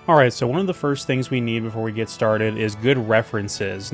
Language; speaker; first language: English; native; English